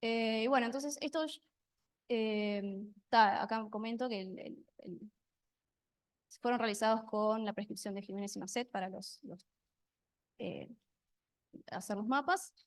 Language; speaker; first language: Spanish; native; Spanish